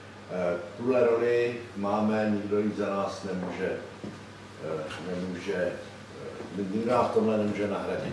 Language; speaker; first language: Czech; native; Czech